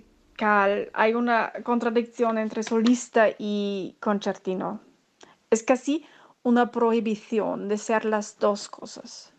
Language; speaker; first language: Spanish; non-native, fluent; German